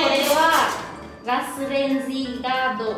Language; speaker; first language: Japanese; non-native, learner; Vietnamese